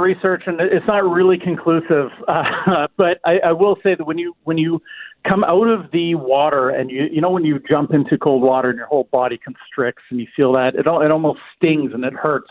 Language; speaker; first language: English; native; English